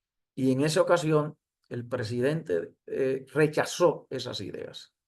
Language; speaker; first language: Spanish; native; Spanish